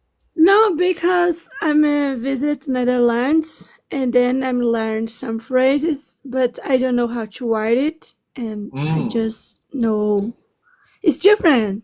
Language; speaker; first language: English; non-native, learner; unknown